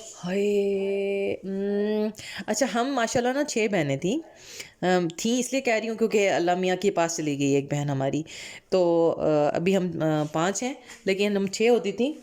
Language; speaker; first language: Urdu; non-native, local second language; Punjabi